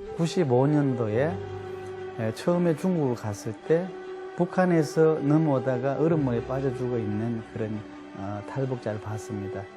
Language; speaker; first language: Korean; native; Korean